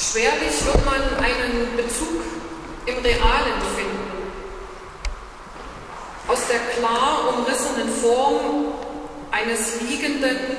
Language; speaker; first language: German; native; German